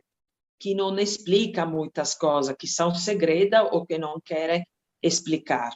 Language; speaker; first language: Portuguese; non-native, fluent; Italian